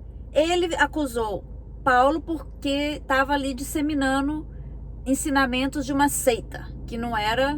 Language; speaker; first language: Portuguese; native; Portuguese